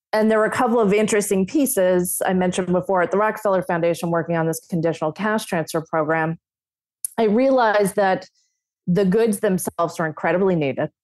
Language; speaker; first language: English; native; English